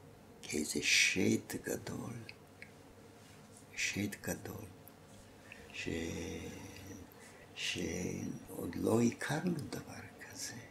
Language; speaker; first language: Hebrew; non-native, fluent; German